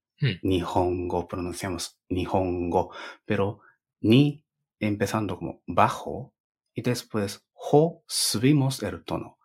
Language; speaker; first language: Spanish; non-native, fluent; Japanese